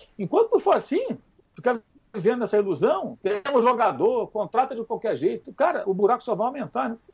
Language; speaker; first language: Portuguese; native; Portuguese